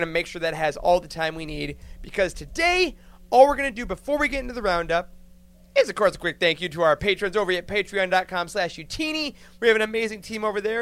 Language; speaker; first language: English; native; English